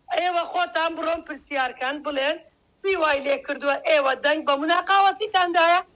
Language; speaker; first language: Central Kurdish; non-native, local second language; Azerbaijani